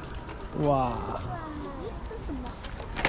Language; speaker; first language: Chinese; early bilingual, heritage; Chinese